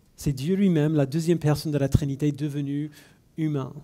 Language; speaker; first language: French; non-native, fluent; English